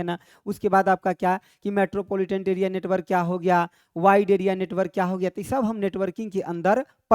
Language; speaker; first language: Hindi; native; Hindi